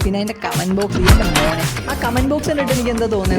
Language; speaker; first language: Malayalam; native; Malayalam